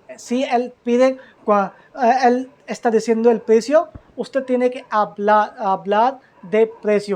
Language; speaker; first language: Spanish; non-native, learner; Hindi